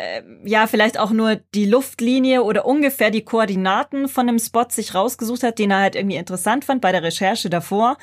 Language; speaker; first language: German; native; German